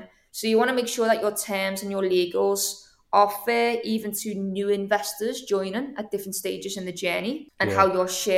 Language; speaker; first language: English; native; English